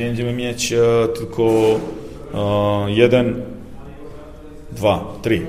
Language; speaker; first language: Polish; non-native, learner; Serbian